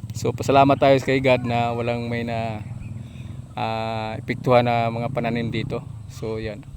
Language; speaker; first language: Filipino; non-native, local second language; Hiligaynon